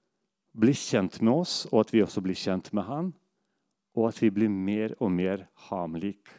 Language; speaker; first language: Norwegian; non-native, fluent; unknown